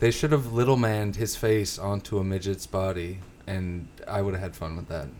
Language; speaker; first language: English; native; English